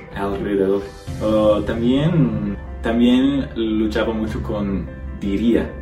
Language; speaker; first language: Spanish; non-native, fluent; English